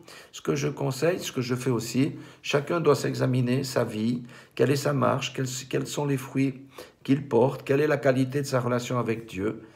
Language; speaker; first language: French; native; French